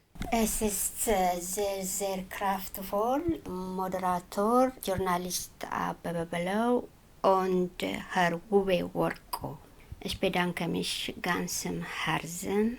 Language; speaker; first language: German; non-native, learner; Amharic